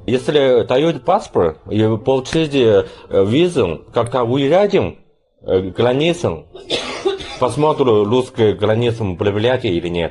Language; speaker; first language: Russian; non-native, learner; Chinese